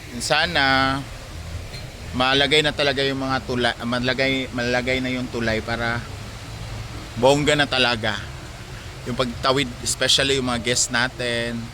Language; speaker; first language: Filipino; non-native, local second language; Cebuano